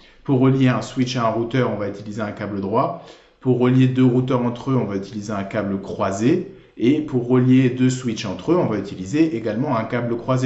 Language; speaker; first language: French; native; French